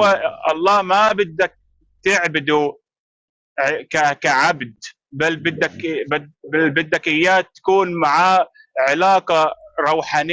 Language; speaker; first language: Arabic; native; Arabic